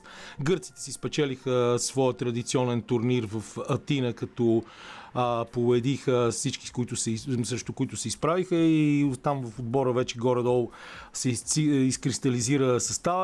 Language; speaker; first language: Bulgarian; native; Bulgarian